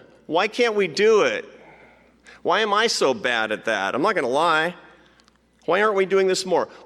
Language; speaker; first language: English; native; English